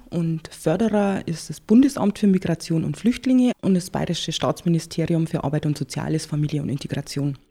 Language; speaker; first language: German; native; German